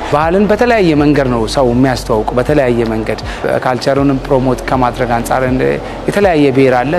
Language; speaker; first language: Amharic; native; Amharic